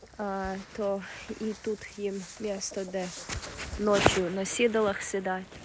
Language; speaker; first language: Ukrainian; early bilingual, heritage; Ukrainian